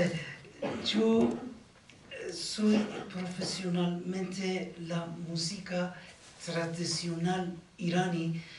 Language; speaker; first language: Spanish; non-native, learner; Persian